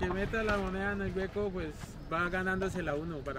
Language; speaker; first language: Spanish; native; Spanish